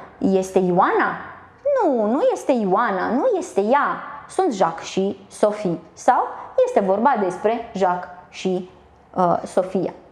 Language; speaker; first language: Romanian; native; Romanian